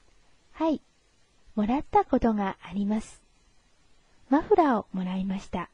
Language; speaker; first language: Japanese; non-native, fluent; Chinese